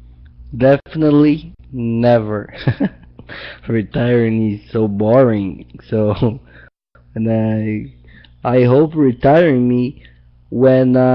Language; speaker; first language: English; non-native, learner; Portuguese